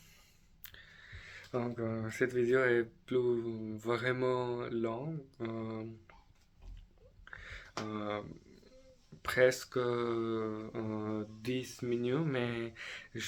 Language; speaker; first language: French; non-native, learner; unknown